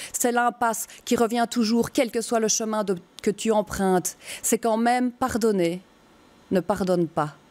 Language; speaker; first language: French; native; French